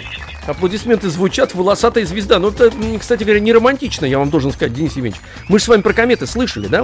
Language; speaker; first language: Russian; native; Russian